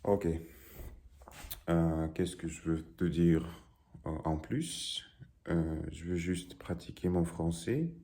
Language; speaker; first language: French; non-native, learner; Russian